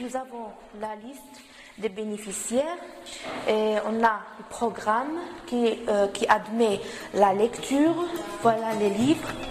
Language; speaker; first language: French; non-native, local second language; Arabic